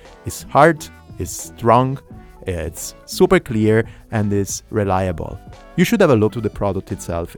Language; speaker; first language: English; non-native, fluent; Italian